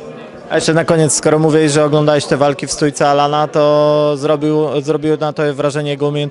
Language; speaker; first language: Polish; native; Polish